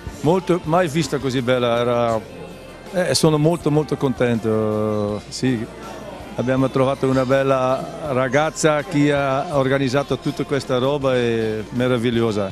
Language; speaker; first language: Italian; non-native, learner; Dutch